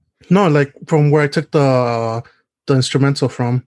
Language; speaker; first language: English; early bilingual, other home language; Spanish